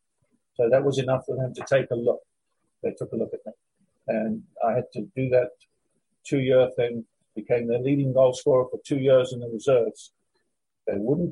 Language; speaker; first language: English; native; English